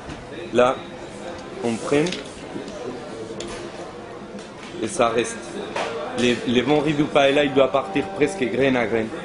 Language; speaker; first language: French; non-native, fluent; Spanish